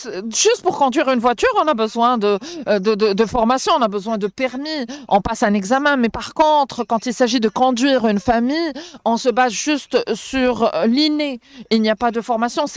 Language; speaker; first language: French; non-native, local second language; Arabic